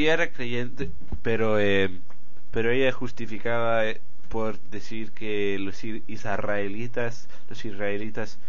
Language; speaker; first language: Spanish; non-native, fluent; English